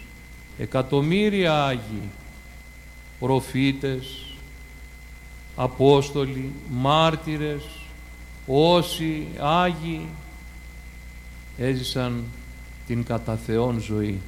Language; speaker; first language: Greek; native; Greek